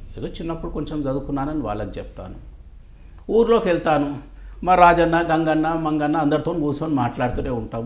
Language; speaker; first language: Telugu; native; Telugu